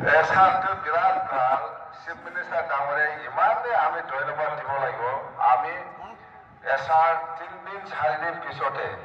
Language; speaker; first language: Assamese; non-native, local second language; Bodo